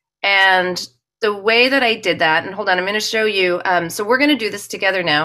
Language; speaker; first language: English; native; English